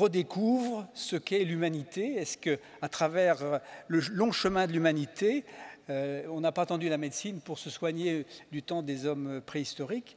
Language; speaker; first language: French; native; French